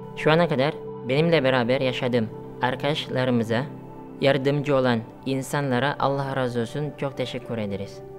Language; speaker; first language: Turkish; non-native, fluent; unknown